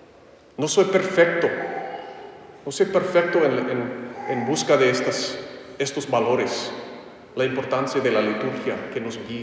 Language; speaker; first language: Spanish; non-native, fluent; English